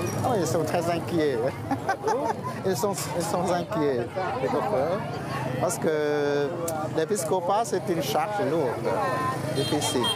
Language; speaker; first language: French; non-native, fluent; Vietnamese